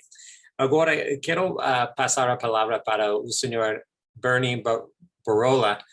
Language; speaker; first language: Portuguese; non-native, fluent; English